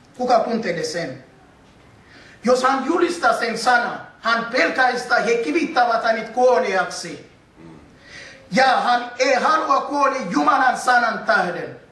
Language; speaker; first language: Finnish; non-native, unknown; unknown